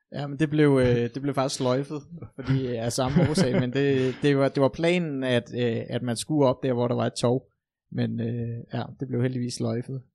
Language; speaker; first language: Danish; native; Danish